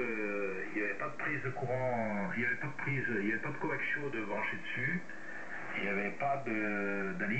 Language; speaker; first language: French; native; French